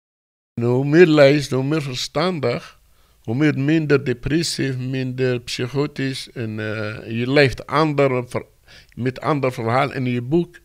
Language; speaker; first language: Dutch; non-native, learner; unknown